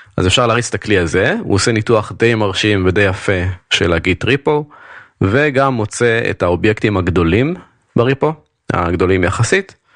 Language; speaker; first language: Hebrew; native; Hebrew